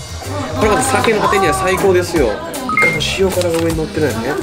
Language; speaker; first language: Japanese; native; Japanese